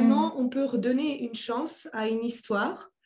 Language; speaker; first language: French; native; French